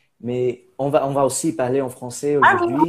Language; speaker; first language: French; non-native, learner; Portuguese